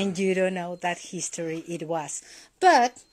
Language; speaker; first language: English; non-native, learner; Spanish